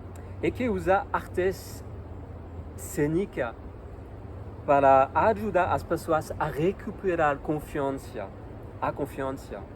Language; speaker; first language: Portuguese; non-native, learner; French